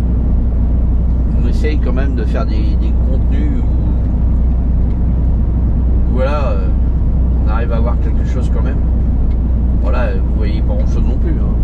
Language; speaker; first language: French; native; French